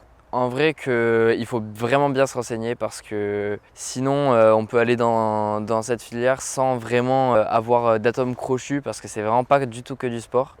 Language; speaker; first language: French; native; French